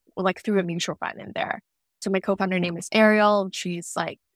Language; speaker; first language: English; non-native, fluent; Vietnamese